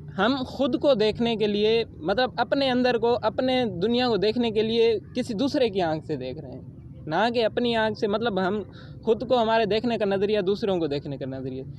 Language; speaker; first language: Urdu; non-native, local second language; Punjabi